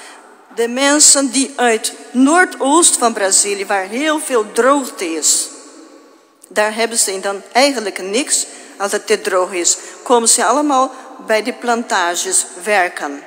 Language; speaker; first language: Dutch; non-native, fluent; Portuguese